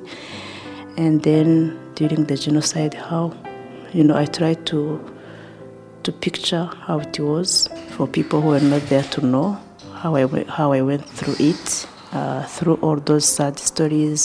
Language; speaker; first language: English; non-native, local second language; Kinyarwanda